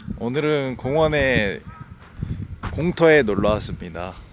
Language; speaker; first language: Korean; native; Korean